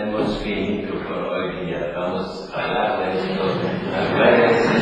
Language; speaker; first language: Spanish; non-native, learner; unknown